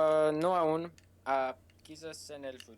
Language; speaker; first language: Spanish; non-native, learner; English